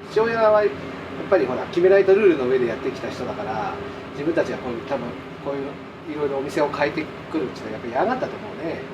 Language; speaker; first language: Japanese; native; Japanese